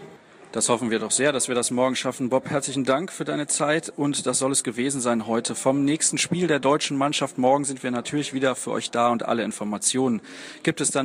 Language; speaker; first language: German; native; German